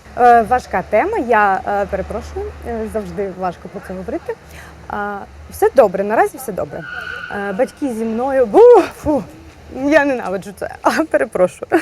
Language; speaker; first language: Ukrainian; non-native, local second language; Russian